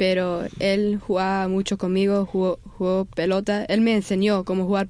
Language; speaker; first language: Spanish; early bilingual, heritage; Spanish